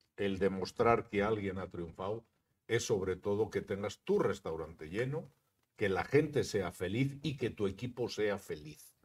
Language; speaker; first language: Spanish; native; Spanish